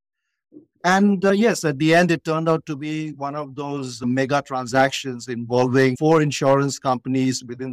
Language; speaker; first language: English; non-native, local second language; Bangla